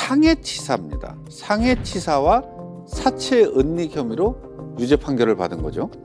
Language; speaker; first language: Korean; native; Korean